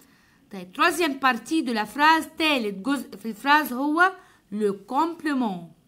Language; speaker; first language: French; non-native, fluent; Arabic